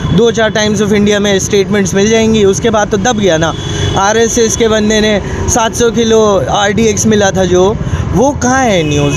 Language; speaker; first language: Hindi; non-native, local second language; Manipuri